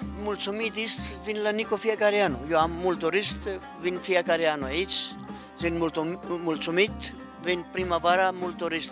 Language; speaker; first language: Romanian; non-native, learner; Greek